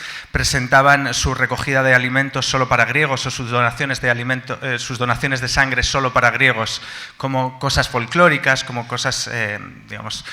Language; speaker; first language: Spanish; native; Spanish